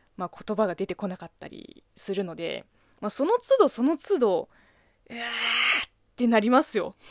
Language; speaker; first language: Japanese; non-native, fluent; Chinese